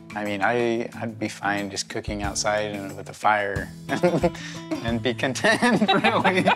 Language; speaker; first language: English; native; English